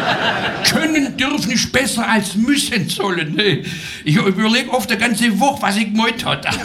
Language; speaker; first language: German; native; German